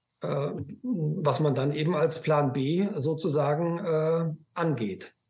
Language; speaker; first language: German; native; German